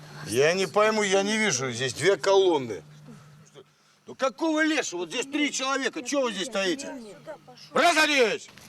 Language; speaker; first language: Russian; native; Russian